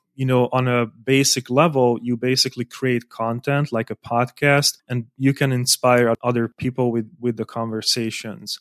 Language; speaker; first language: English; non-native, fluent; Hungarian